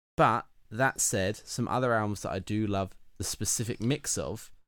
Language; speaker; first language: English; native; English